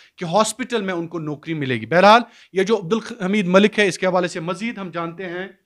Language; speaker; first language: Hindi; non-native, local second language; Kashmiri